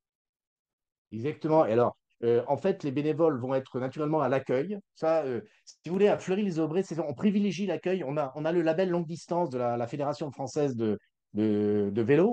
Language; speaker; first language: French; native; French